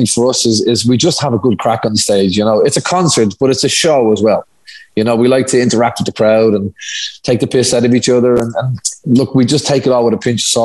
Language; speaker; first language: English; native; English